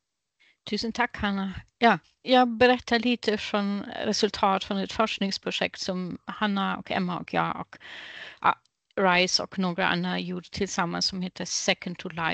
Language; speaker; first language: Swedish; non-native, fluent; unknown